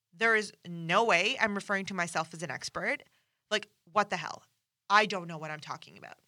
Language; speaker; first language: English; non-native, fluent; Persian